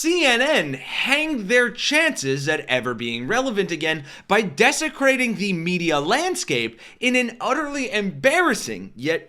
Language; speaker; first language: English; native; English